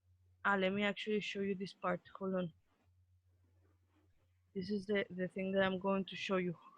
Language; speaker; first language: English; non-native, fluent; Spanish